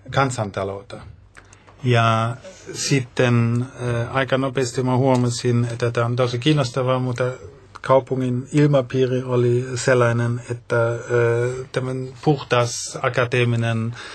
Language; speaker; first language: Finnish; non-native, fluent; German